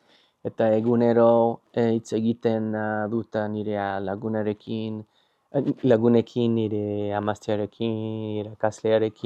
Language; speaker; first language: Basque; non-native, learner; English